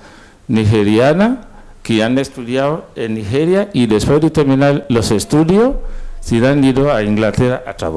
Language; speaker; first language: Spanish; non-native, fluent; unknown